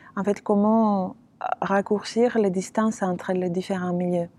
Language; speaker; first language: French; non-native, fluent; Greek